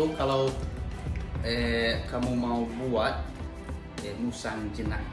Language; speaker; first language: Indonesian; non-native, learner; English